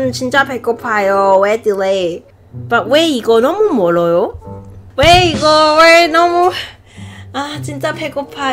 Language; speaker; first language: Korean; non-native, learner; Cantonese